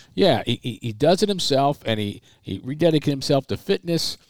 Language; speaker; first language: English; native; English